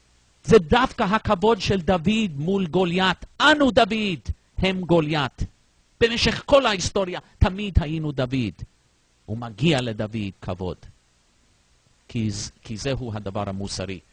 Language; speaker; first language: Hebrew; non-native, fluent; English